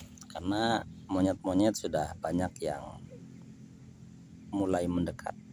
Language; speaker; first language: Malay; non-native, local second language; Sundanese